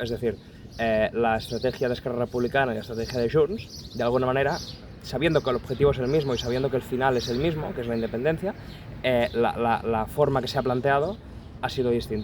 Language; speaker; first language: Spanish; non-native, local second language; Catalan